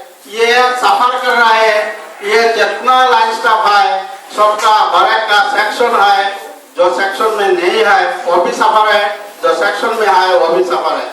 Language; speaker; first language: Hindi; non-native, local second language; Mizo